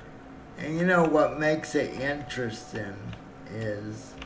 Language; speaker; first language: English; native; English